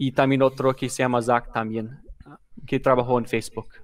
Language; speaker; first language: Spanish; non-native, fluent; English